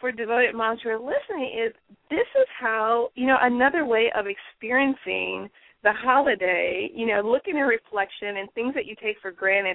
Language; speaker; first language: English; native; English